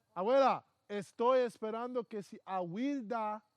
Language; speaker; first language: Spanish; early bilingual, heritage; Spanish